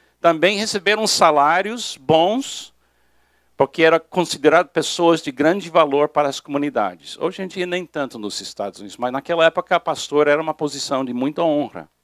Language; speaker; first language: Portuguese; non-native, fluent; English